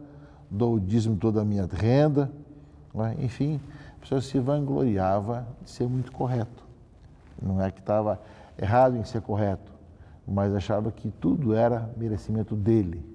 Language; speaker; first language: Portuguese; native; Portuguese